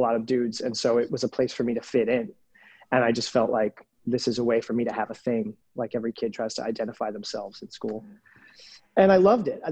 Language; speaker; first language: English; native; English